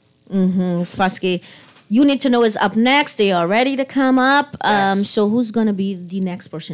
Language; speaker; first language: English; native; English